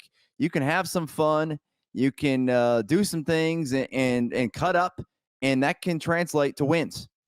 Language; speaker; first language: English; native; English